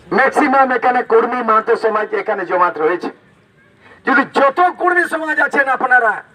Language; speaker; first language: Bangla; non-native, local second language; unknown